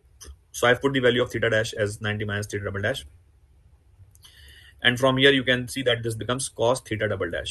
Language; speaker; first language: English; non-native, local second language; Hindi